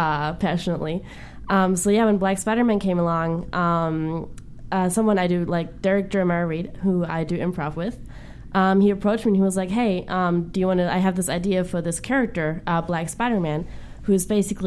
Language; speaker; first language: English; non-native, fluent; German